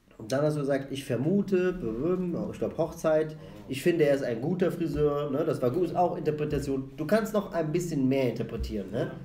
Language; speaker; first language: German; non-native, fluent; Arabic